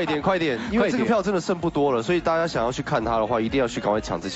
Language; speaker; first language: Chinese; native; Chinese